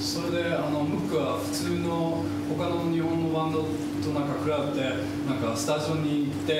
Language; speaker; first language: Japanese; non-native, fluent; German